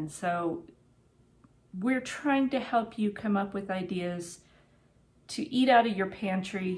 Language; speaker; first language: English; native; English